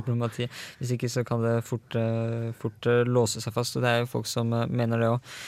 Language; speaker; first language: Norwegian; native; Norwegian